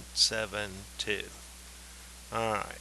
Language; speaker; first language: English; native; English